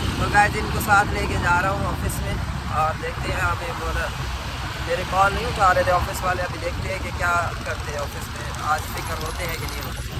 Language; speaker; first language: Urdu; non-native, local second language; Punjabi